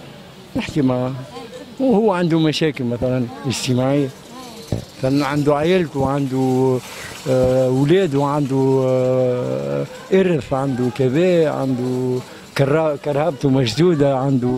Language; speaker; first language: Arabic; native; Arabic